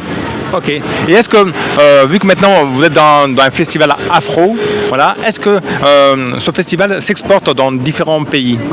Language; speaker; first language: French; native; French